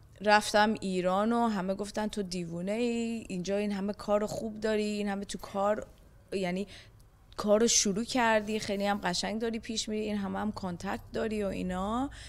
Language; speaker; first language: Persian; early bilingual, heritage; Persian